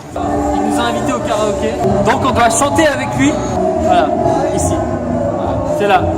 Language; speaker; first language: French; native; French